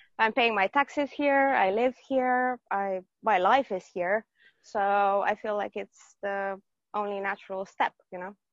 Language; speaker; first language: English; non-native, fluent; Romanian